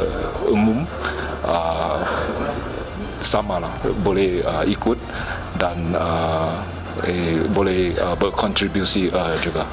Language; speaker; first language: Indonesian; non-native, fluent; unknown